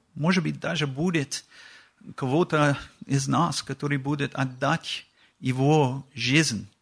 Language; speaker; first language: Russian; non-native, learner; English